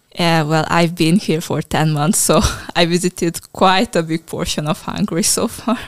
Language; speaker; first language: English; non-native, fluent; Hungarian